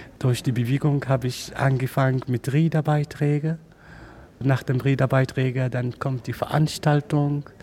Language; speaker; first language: German; non-native, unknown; Arabic